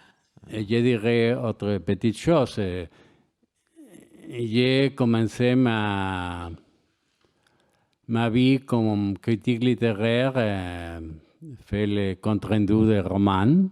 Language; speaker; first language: French; non-native, learner; Spanish